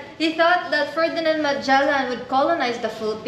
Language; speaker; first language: English; non-native, local second language; Cebuano